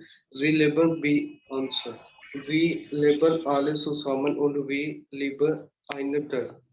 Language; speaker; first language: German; non-native, learner; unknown